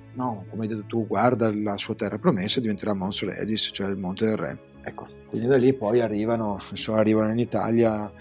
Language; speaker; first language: Italian; native; Italian